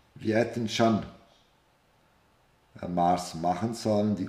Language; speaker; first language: German; non-native, fluent; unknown